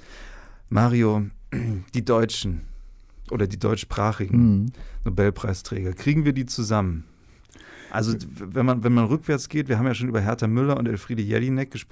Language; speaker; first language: German; native; German